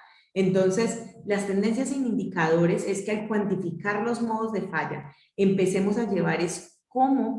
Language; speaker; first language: Spanish; native; Spanish